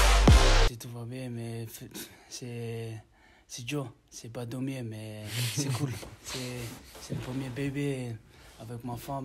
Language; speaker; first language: French; non-native, learner; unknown